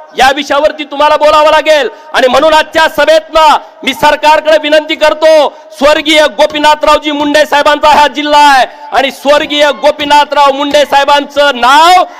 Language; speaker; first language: Marathi; native; Marathi